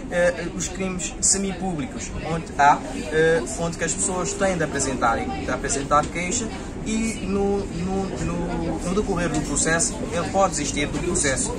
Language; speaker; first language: Portuguese; non-native, local second language; Kabuverdianu